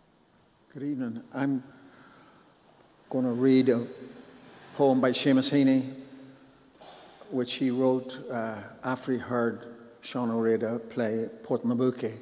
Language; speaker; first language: English; native; English